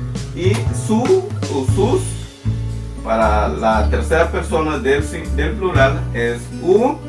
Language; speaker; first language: Spanish; non-native, local second language; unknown